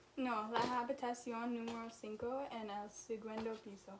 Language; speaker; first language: Spanish; non-native, learner; English